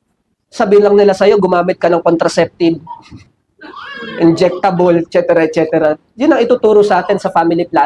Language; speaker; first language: Filipino; native; Filipino